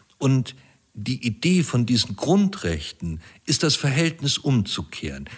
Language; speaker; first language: German; native; German